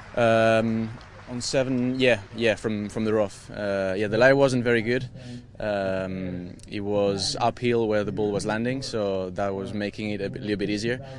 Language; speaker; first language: English; non-native, fluent; Spanish